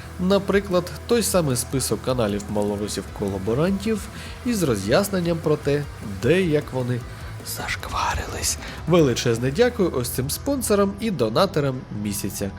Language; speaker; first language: Ukrainian; native; Ukrainian